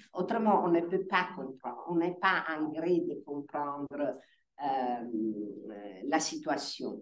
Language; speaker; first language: French; non-native, fluent; Italian